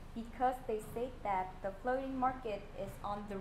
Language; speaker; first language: English; non-native, learner; Vietnamese